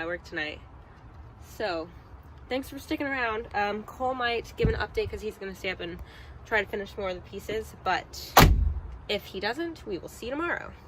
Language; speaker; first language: English; native; English